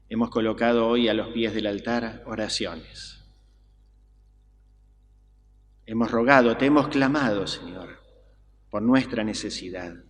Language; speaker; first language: Spanish; native; Spanish